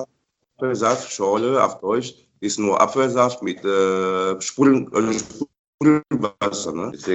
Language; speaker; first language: German; non-native, fluent; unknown